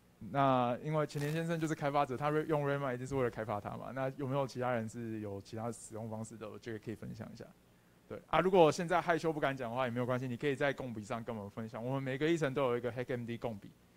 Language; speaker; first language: Chinese; native; Chinese